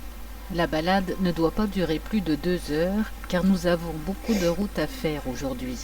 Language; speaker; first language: French; native; French